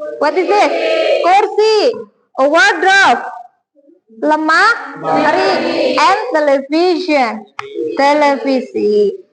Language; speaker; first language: English; non-native, learner; Indonesian